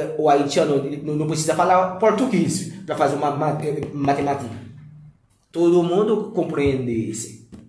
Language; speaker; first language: Portuguese; non-native, learner; Haitian Creole